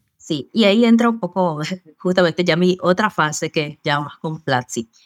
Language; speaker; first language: Spanish; native; Spanish